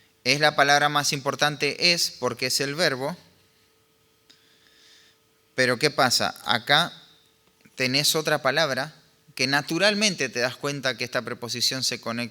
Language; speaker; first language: Spanish; native; Spanish